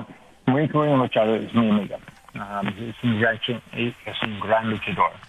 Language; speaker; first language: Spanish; non-native, learner; English